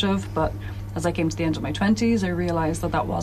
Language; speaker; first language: English; native; English